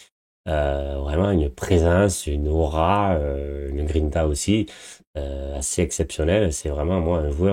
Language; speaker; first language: French; native; French